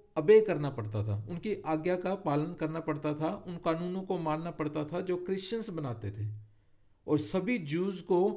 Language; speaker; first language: Hindi; native; Hindi